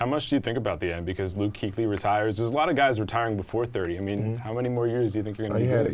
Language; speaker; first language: English; native; English